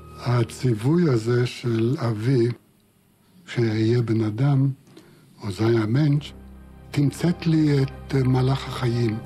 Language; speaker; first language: Hebrew; non-native, fluent; Yiddish